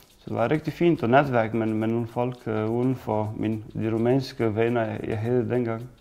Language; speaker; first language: Danish; non-native, fluent; Romanian